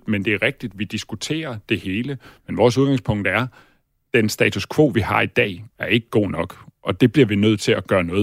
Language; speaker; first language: Danish; native; Danish